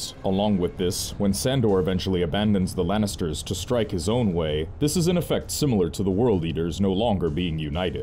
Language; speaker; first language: English; native; English